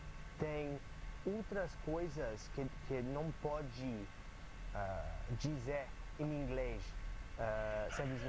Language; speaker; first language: Portuguese; non-native, learner; English